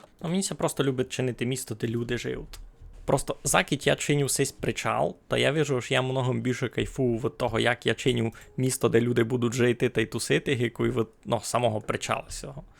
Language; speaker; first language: Ukrainian; native; Ukrainian